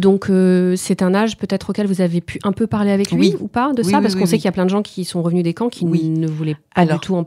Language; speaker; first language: French; native; French